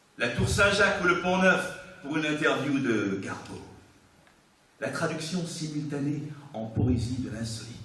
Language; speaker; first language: French; native; French